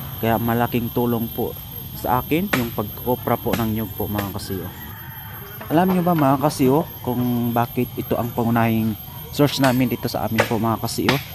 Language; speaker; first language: Filipino; non-native, local second language; Cebuano